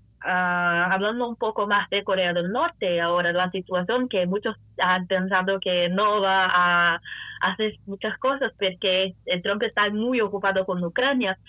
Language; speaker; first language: Spanish; non-native, fluent; Portuguese